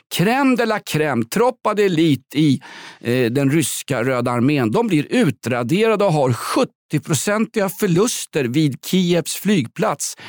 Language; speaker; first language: Swedish; native; Swedish